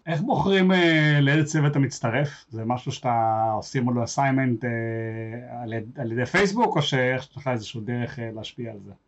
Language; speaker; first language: Hebrew; native; Hebrew